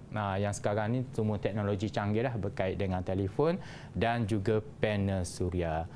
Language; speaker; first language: Malay; native; Malay